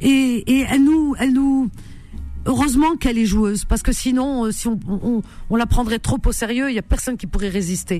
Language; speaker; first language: French; native; French